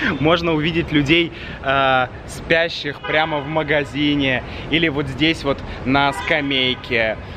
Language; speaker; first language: Russian; native; Russian